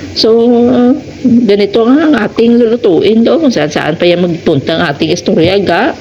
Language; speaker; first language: Filipino; non-native, local second language; Hiligaynon